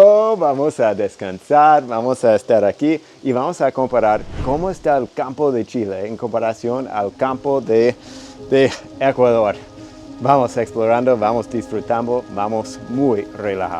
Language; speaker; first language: Spanish; non-native, fluent; English